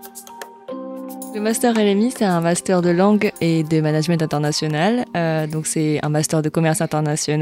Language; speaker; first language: French; native; French